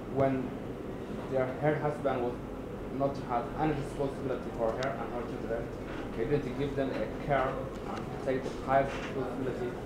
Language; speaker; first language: English; non-native, learner; Somali